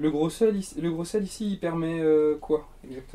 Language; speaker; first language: French; native; French